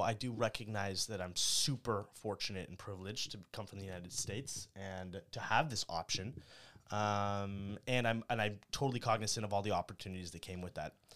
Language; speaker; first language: English; native; English